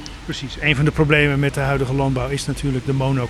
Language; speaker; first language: Dutch; native; Dutch